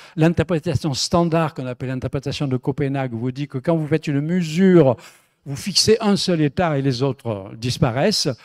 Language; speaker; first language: French; native; French